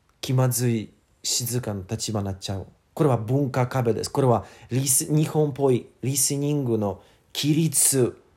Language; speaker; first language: Japanese; non-native, learner; English